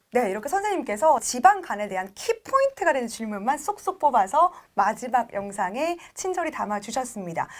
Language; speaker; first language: Korean; native; Korean